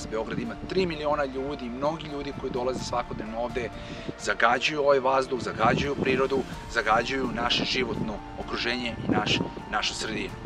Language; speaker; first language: Serbian; native; Serbian